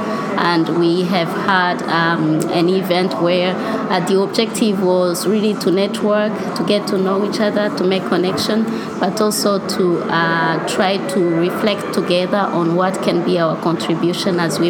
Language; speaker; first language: English; non-native, local second language; Kinyarwanda